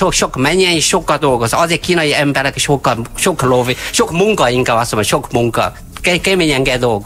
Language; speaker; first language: Hungarian; non-native, learner; Chinese